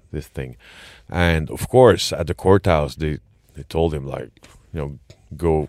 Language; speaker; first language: English; non-native, fluent; French